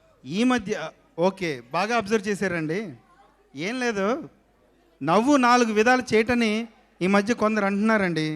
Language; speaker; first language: Telugu; native; Telugu